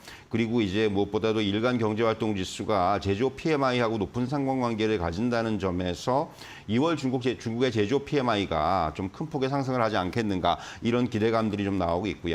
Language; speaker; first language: Korean; native; Korean